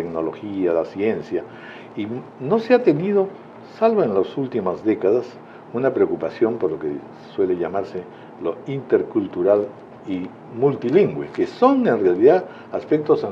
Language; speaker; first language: Spanish; native; Spanish